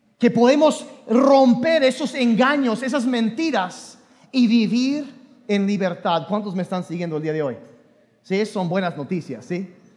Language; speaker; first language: Spanish; non-native, fluent; English